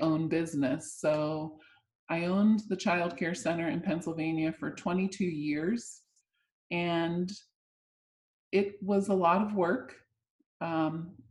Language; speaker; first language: English; native; English